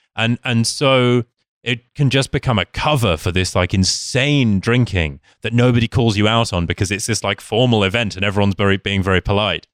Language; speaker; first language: English; native; English